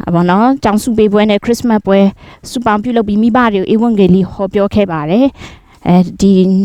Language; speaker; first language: Burmese; non-native, local second language; Shan